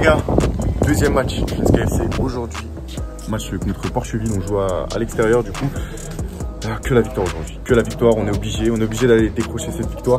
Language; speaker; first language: French; native; French